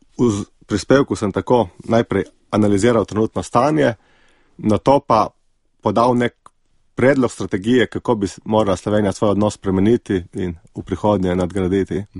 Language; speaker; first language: Slovenian; native; Slovenian